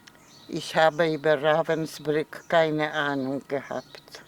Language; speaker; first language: German; non-native, fluent; Polish